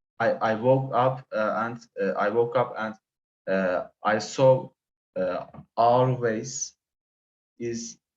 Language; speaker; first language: English; non-native, learner; Turkish